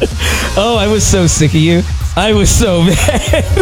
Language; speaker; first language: English; native; English